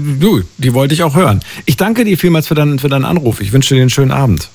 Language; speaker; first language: German; native; German